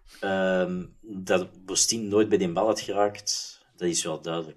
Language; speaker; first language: Dutch; native; Dutch